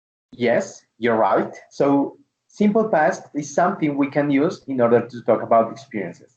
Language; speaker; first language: English; non-native, fluent; Spanish